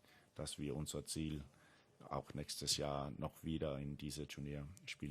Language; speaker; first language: German; non-native, learner; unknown